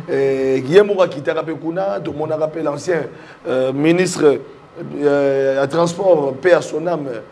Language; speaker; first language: French; non-native, local second language; Lingala